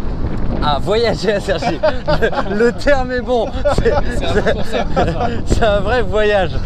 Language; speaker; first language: French; native; French